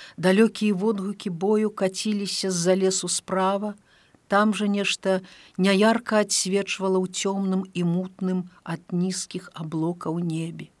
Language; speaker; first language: Belarusian; native; Belarusian